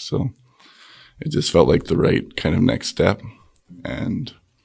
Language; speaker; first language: English; native; English